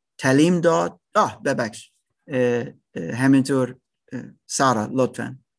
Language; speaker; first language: Persian; non-native, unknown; German